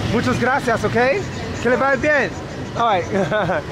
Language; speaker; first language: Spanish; non-native, learner; English